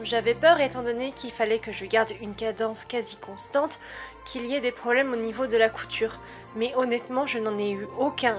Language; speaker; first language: French; native; French